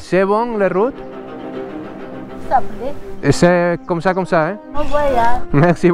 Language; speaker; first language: French; non-native, learner; Spanish